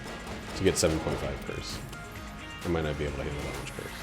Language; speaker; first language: English; native; English